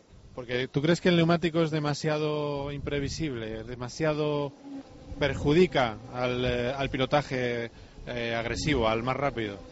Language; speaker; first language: Spanish; native; Spanish